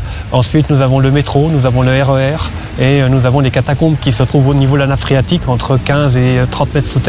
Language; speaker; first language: French; native; French